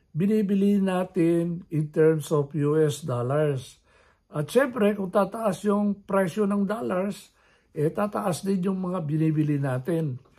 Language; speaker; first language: Filipino; non-native, local second language; Iloko